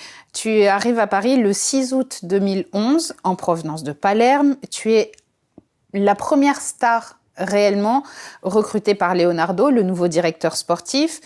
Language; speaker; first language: French; native; French